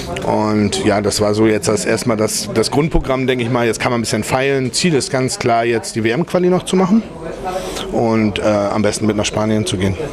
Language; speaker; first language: German; native; German